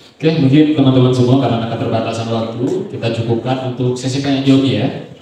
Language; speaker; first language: Indonesian; native; Indonesian